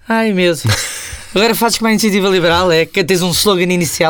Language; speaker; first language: Portuguese; native; Portuguese